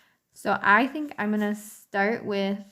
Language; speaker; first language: English; native; English